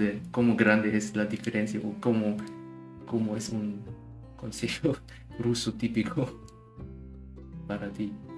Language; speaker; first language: Spanish; non-native, learner; German